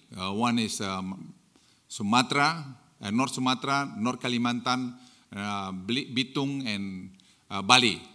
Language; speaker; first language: English; non-native, fluent; Indonesian